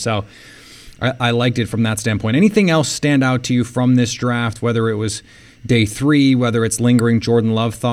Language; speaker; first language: English; native; English